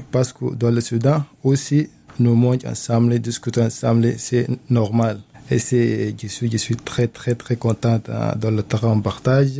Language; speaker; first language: French; non-native, learner; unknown